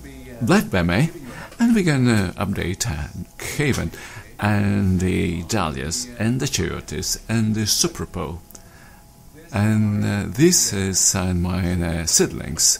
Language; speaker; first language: Dutch; non-native, learner; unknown